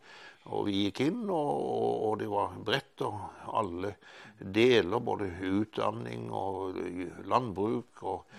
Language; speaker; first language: Norwegian; native; Norwegian